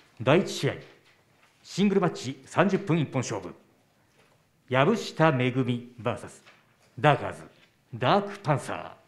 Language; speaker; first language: Japanese; native; Japanese